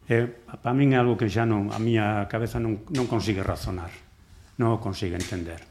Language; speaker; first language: Galician; native; Galician